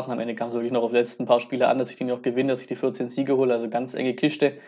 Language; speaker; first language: German; native; German